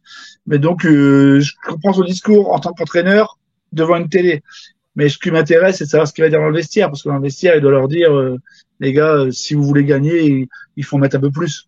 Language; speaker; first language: French; native; French